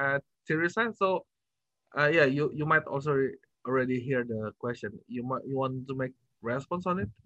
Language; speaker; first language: English; non-native, fluent; Indonesian